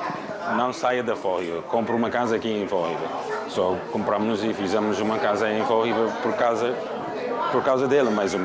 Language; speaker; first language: Portuguese; non-native, local second language; Kabuverdianu